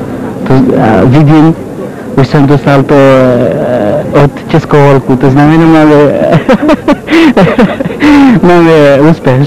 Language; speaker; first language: Czech; non-native, learner; Kurdish